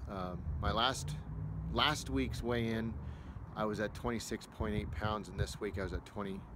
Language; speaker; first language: English; native; English